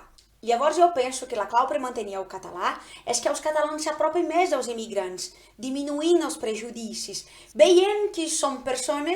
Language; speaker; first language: Catalan; non-native, fluent; Portuguese